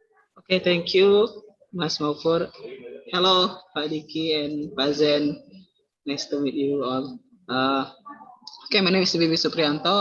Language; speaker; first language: English; non-native, learner; Indonesian